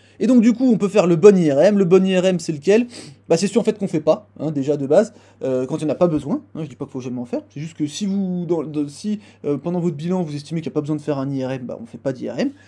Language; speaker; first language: French; native; French